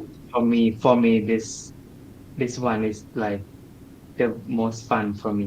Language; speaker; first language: English; non-native, learner; Thai